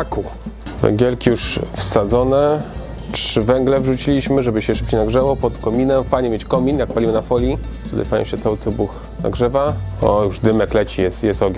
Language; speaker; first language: Polish; native; Polish